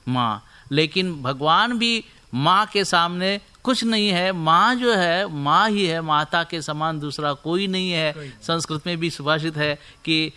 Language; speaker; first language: Hindi; non-native, local second language; Marathi